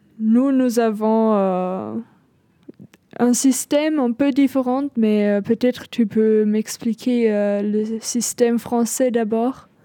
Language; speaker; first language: French; non-native, fluent; German